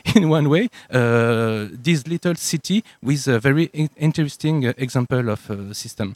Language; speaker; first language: English; non-native, learner; French